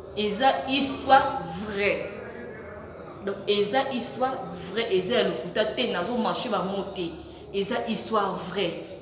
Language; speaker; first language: Lingala; non-native, local second language; Kongo